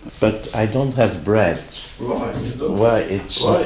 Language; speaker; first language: English; non-native, learner; French